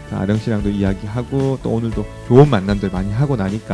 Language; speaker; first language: Korean; native; Korean